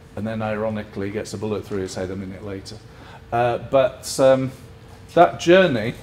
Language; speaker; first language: English; native; English